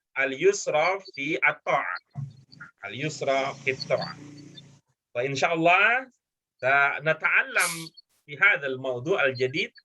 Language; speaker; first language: Arabic; non-native, fluent; Indonesian